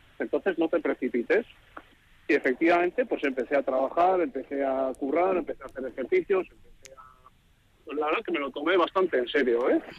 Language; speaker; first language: Spanish; native; Spanish